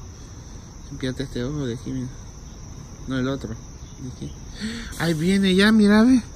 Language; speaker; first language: Spanish; native; Spanish